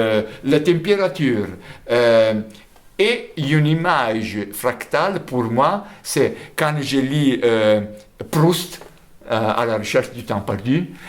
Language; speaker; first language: French; non-native, fluent; Italian